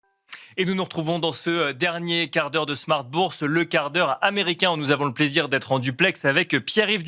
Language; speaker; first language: French; native; French